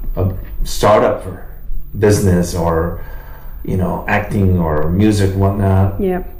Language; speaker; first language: English; early bilingual, other home language; Japanese